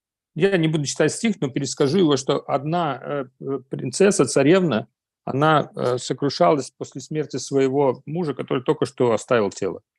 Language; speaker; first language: Russian; native; Russian